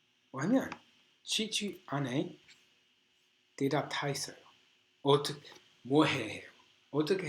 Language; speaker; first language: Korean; non-native, learner; English